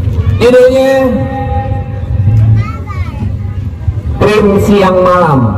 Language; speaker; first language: Indonesian; native; Indonesian